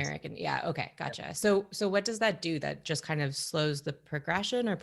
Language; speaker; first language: English; native; English